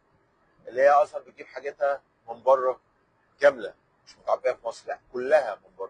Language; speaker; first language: Arabic; native; Arabic